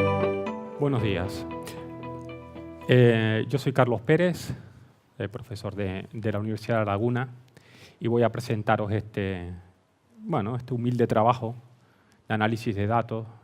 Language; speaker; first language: Spanish; native; Spanish